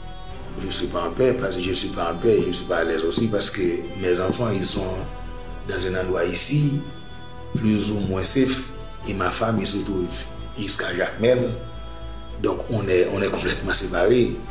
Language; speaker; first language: French; non-native, local second language; Haitian Creole